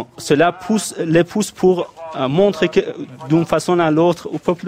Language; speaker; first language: French; non-native, fluent; Persian